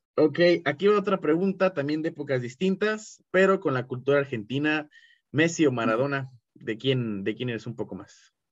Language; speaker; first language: Spanish; native; Spanish